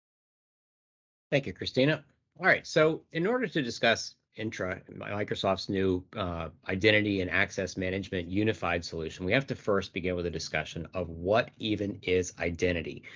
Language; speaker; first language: English; native; English